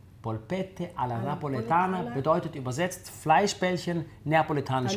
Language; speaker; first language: German; early bilingual, other home language; Italian